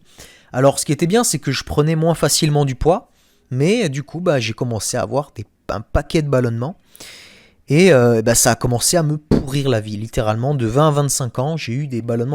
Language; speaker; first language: French; native; French